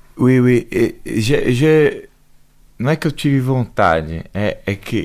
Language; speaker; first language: French; non-native, learner; Portuguese